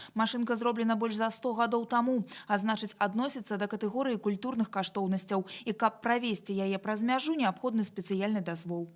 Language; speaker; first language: Belarusian; native; Belarusian